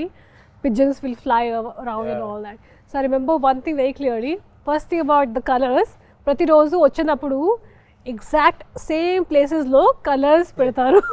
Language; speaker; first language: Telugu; non-native, local second language; Hindi